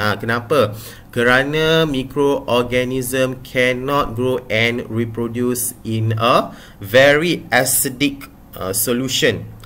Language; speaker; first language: English; non-native, local second language; Malay